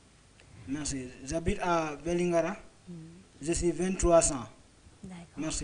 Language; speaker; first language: French; non-native, learner; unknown